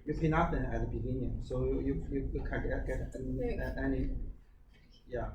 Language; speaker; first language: English; non-native, learner; Chinese